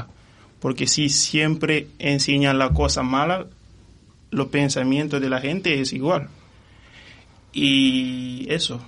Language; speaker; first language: Spanish; non-native, fluent; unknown